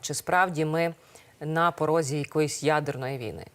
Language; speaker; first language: Ukrainian; native; Ukrainian